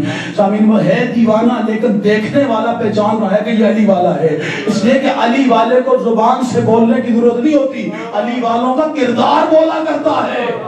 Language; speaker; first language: Urdu; native; Urdu